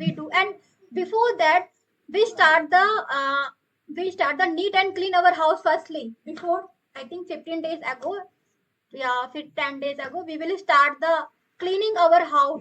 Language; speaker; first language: English; non-native, local second language; Hindi